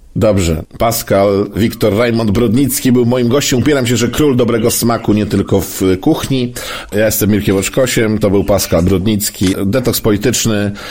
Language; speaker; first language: Polish; native; Polish